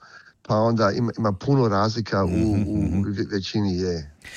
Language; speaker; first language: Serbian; early bilingual, heritage; Croatian